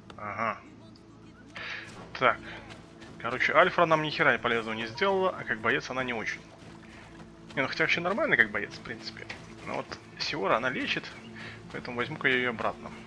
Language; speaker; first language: Russian; native; Russian